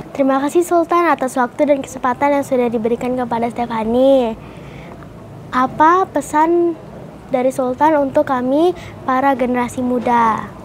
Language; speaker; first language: Indonesian; native; Indonesian